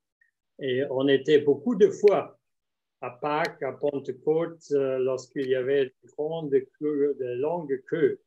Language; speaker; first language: French; non-native, fluent; German